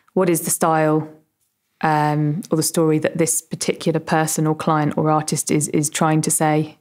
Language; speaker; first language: English; native; English